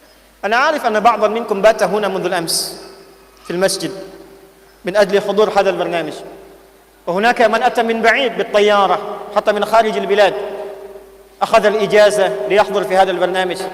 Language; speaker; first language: Arabic; non-native, fluent; Indonesian